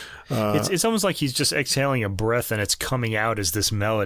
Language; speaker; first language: English; native; English